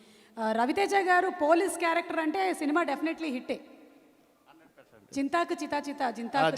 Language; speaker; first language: Telugu; native; Telugu